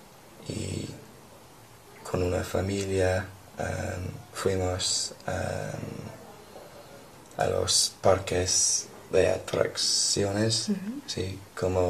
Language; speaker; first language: Spanish; non-native, learner; English